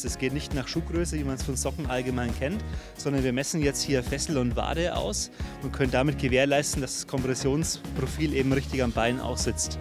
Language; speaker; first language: German; native; German